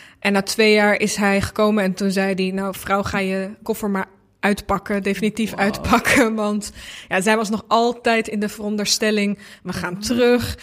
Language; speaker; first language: Dutch; early bilingual, other home language; Bosnian